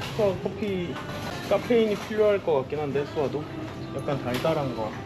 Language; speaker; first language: Korean; native; Korean